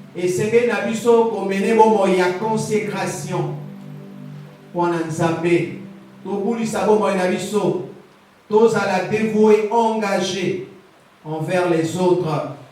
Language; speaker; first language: Lingala; native; Lingala